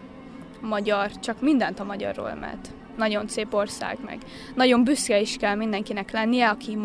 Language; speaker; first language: Hungarian; early bilingual, heritage; Hungarian